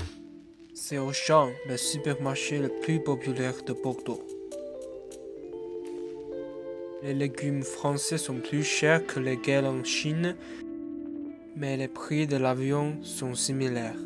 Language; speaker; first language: French; non-native, learner; Chinese